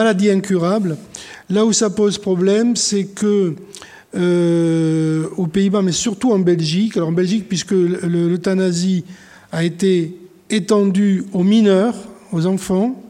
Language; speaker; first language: French; native; French